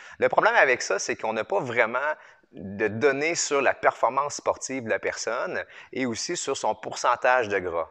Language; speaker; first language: French; native; French